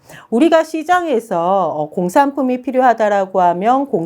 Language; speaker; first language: Korean; native; Korean